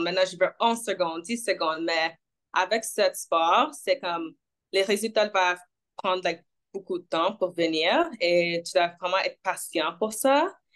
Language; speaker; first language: French; non-native, local second language; English